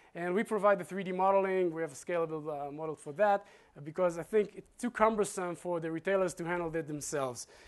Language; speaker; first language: English; non-native, fluent; Hebrew